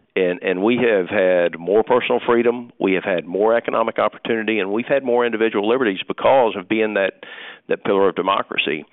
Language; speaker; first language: English; native; English